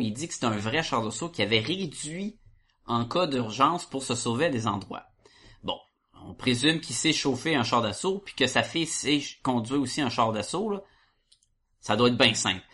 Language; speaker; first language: French; native; French